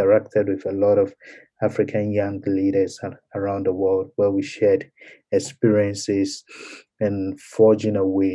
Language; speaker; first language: English; non-native, local second language; Ewe